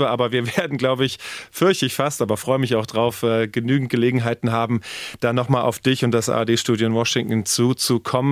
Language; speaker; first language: German; native; German